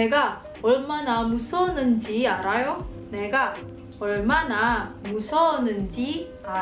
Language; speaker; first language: Korean; non-native, fluent; Indonesian